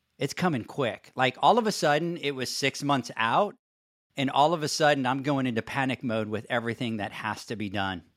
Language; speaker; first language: English; non-native, local second language; Spanish